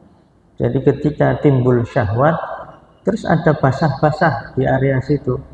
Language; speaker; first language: Indonesian; non-native, local second language; Javanese